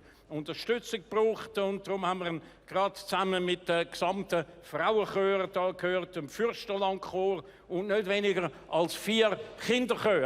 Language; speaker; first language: German; native; German